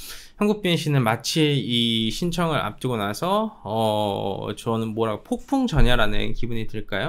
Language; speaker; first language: Korean; native; Korean